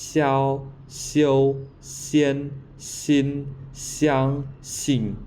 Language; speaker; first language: Chinese; non-native, fluent; Khmer